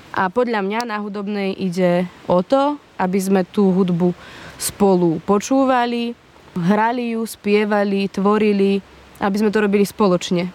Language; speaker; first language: Slovak; early bilingual, heritage; Slovak